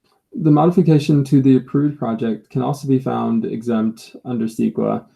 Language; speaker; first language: English; native; English